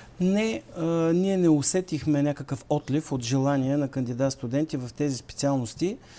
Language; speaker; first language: Bulgarian; native; Bulgarian